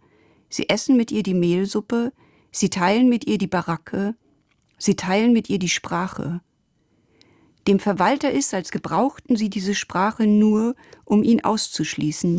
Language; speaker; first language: German; native; German